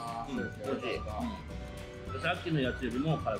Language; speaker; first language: Japanese; native; Japanese